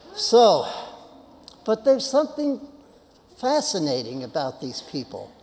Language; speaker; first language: English; native; English